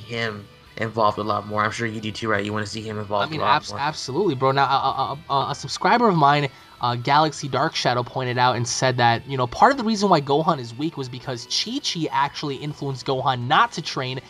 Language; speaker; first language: English; native; English